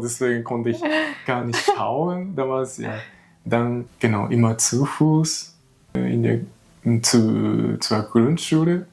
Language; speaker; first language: German; non-native, learner; Japanese